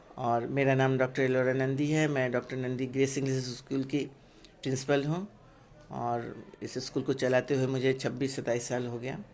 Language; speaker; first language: Hindi; non-native, local second language; Bangla